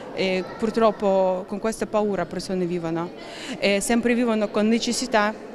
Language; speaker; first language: Italian; non-native, learner; Ukrainian